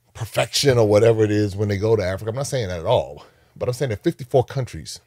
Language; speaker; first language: English; native; English